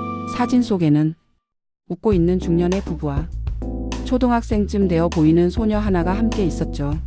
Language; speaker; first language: Korean; native; Korean